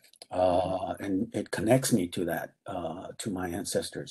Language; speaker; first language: English; native; English